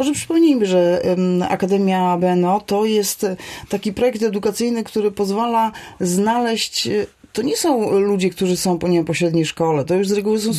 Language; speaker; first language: Polish; native; Polish